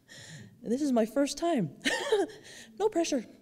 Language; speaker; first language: English; native; English